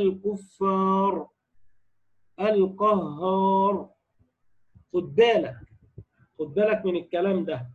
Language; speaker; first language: Arabic; native; Arabic